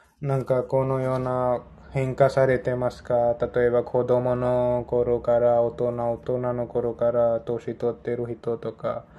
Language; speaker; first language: Japanese; non-native, learner; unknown